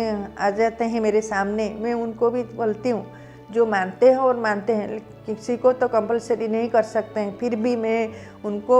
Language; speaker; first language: Hindi; non-native, local second language; Odia